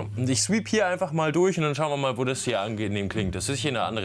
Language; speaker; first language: German; native; German